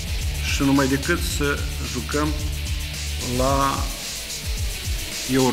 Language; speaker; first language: Romanian; native; Romanian